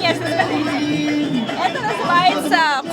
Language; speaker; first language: Russian; non-native, local second language; Kyrgyz